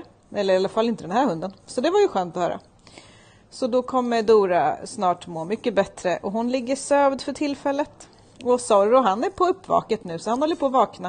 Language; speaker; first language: Swedish; native; Swedish